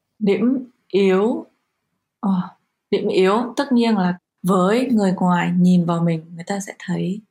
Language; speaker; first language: Vietnamese; early bilingual, heritage; Vietnamese